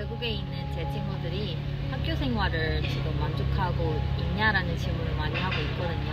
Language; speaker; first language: Korean; non-native, fluent; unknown